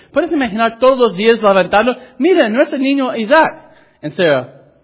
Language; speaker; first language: Spanish; non-native, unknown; English